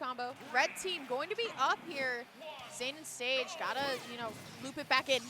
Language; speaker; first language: English; native; English